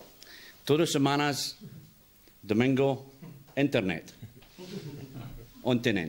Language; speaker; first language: Spanish; non-native, learner; English